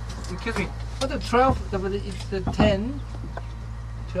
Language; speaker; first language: English; non-native, learner; Chinese